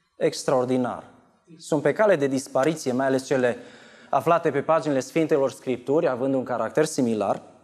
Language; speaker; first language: Romanian; native; Romanian